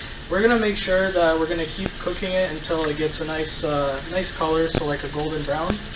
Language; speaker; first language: English; early bilingual, other home language; Polish